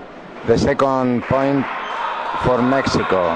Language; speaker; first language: English; non-native, learner; Spanish